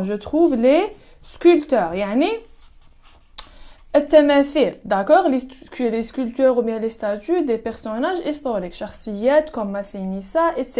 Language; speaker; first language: French; non-native, local second language; Arabic